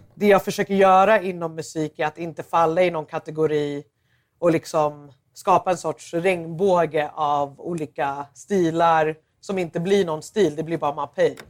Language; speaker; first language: Swedish; early bilingual, other home language; English